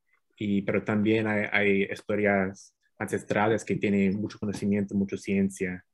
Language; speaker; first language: Spanish; non-native, fluent; English